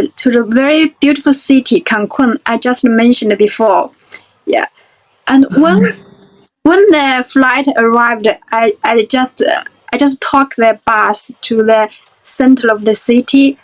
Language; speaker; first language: English; non-native, fluent; Chinese